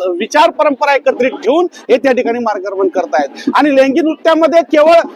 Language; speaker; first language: Marathi; non-native, local second language; Lambadi